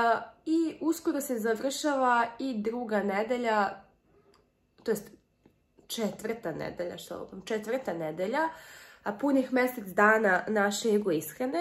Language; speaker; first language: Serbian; early bilingual, heritage; Serbian